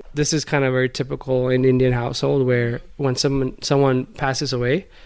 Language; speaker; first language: English; non-native, local second language; Gujarati